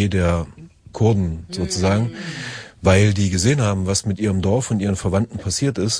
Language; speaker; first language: German; native; German